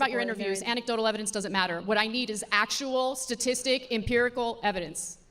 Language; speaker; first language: English; native; English